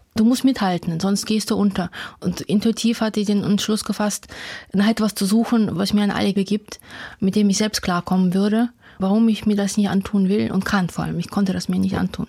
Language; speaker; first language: German; non-native, fluent; Russian